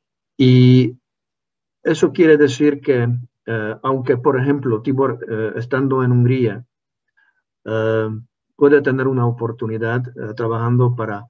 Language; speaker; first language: Spanish; non-native, fluent; Hungarian